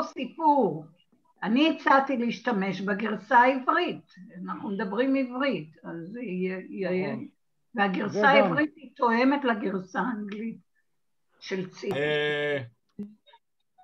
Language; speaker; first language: Hebrew; early bilingual, other home language; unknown